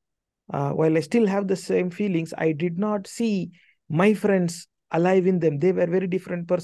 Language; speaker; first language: English; non-native, local second language; Tamil